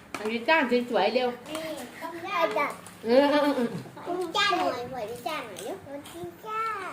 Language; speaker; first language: Thai; native; Thai